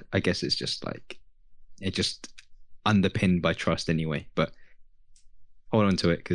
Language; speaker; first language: English; native; English